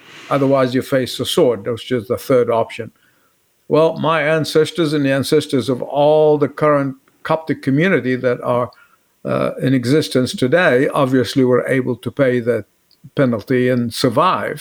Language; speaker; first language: English; native; English